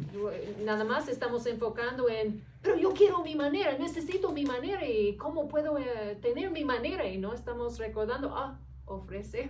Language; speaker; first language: Spanish; non-native, fluent; English